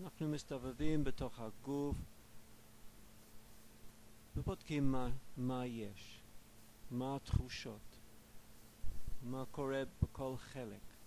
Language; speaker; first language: Hebrew; non-native, fluent; English